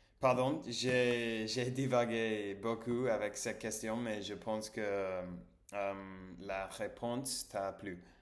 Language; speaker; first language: French; non-native, learner; English